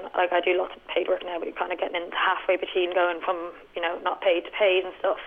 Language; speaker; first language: English; native; English